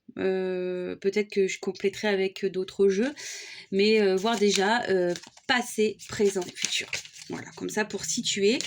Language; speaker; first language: French; native; French